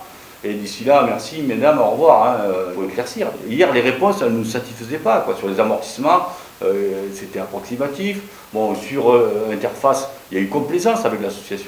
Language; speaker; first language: French; native; French